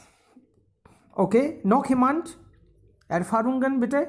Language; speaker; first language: German; non-native, fluent; Hindi